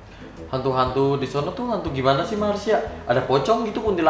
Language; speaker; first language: Indonesian; native; Indonesian